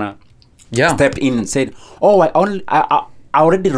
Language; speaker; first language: English; non-native, local second language; Meru